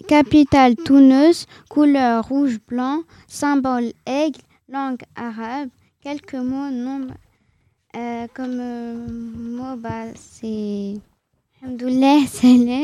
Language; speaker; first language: French; early bilingual, other home language; Arabic